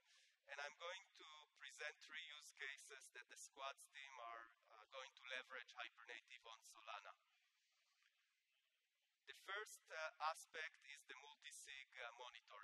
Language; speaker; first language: English; non-native, fluent; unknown